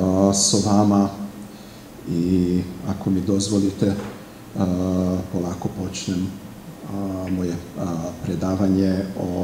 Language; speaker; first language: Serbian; non-native, fluent; Hungarian